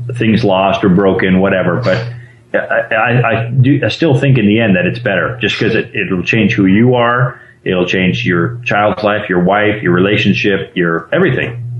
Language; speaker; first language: English; native; English